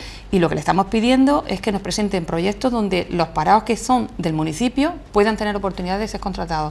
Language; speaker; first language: Spanish; native; Spanish